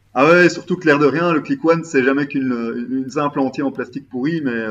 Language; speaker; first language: French; native; French